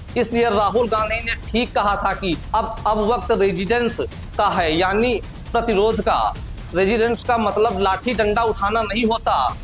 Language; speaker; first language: Hindi; native; Hindi